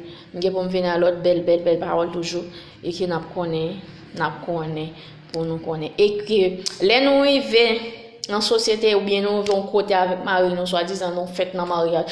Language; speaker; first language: French; non-native, local second language; Haitian Creole